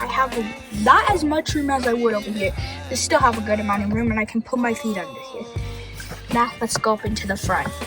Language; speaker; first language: English; native; English